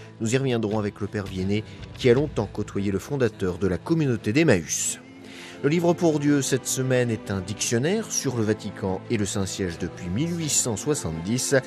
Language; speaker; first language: French; native; French